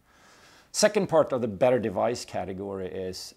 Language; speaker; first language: English; non-native, fluent; Swedish